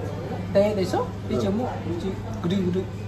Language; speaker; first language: Japanese; non-native, learner; Vietnamese